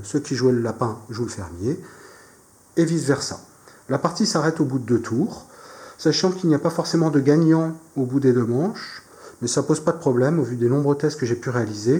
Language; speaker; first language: French; native; French